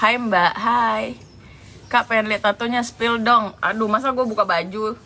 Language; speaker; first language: Indonesian; native; Indonesian